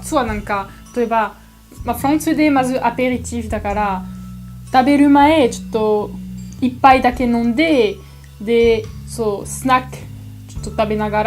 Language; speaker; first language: Japanese; non-native, learner; French